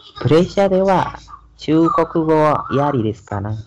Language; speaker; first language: Japanese; non-native, learner; Chinese